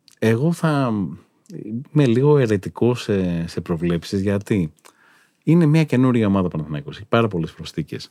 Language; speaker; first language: Greek; native; Greek